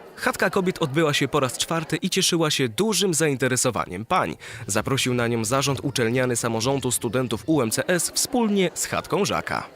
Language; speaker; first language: Polish; native; Polish